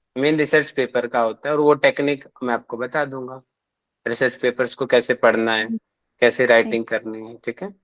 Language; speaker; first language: Hindi; native; Hindi